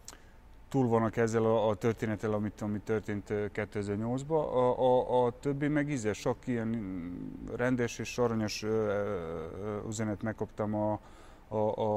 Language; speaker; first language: Hungarian; non-native, fluent; Serbian